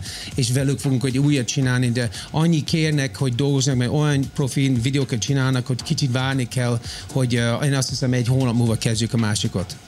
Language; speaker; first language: Hungarian; early bilingual, heritage; Hungarian